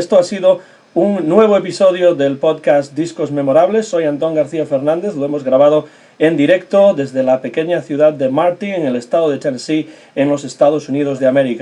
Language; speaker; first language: Spanish; native; Spanish